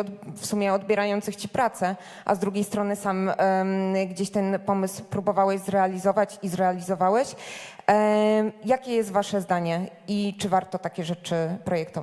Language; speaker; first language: Polish; native; Polish